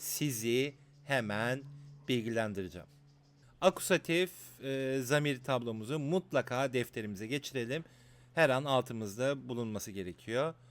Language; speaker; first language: Turkish; native; Turkish